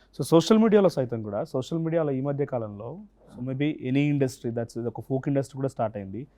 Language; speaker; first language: Telugu; native; Telugu